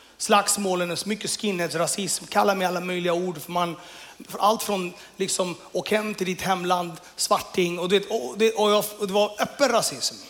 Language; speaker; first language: Swedish; early bilingual, other home language; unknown